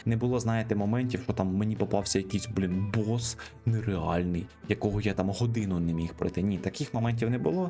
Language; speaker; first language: Ukrainian; native; Ukrainian